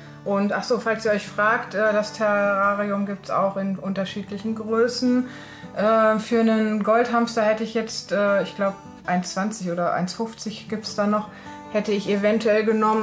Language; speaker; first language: German; native; German